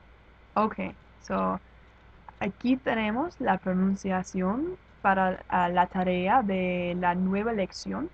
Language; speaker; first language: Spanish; non-native, fluent; English